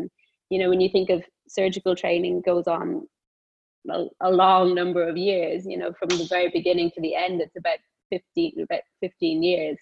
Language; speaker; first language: English; native; English